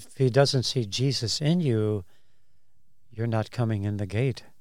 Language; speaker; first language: English; native; English